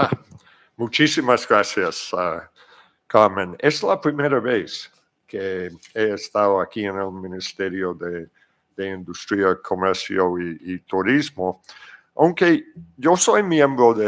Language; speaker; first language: Spanish; non-native, fluent; English